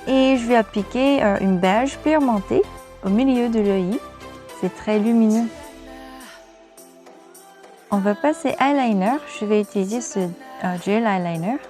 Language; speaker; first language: French; non-native, learner; Korean